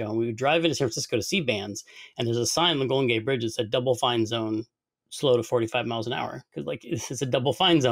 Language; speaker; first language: English; native; English